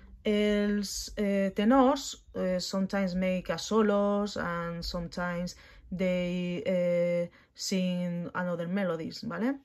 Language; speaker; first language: English; non-native, learner; Catalan